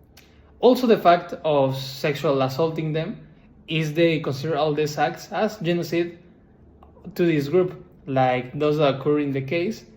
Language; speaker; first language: English; non-native, learner; Spanish